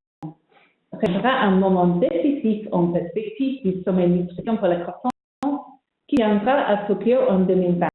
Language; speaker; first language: French; non-native, fluent; English